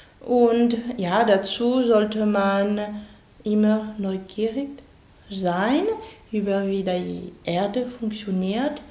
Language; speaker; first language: German; non-native, fluent; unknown